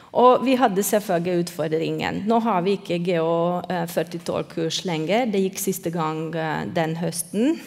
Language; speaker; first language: Norwegian; non-native, fluent; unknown